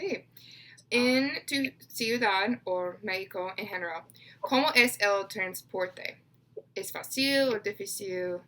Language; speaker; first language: Spanish; non-native, learner; English